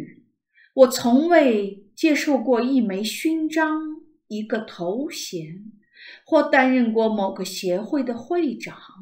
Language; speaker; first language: Chinese; native; Chinese